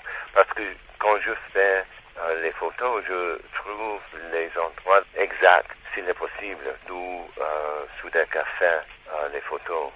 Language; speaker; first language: French; non-native, learner; Czech